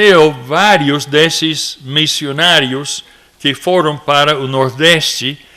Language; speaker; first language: Portuguese; non-native, fluent; English